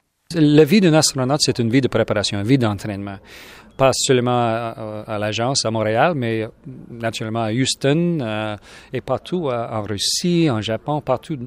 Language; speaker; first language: French; non-native, local second language; English